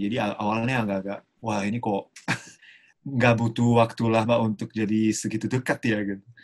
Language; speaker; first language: Indonesian; non-native, fluent; Japanese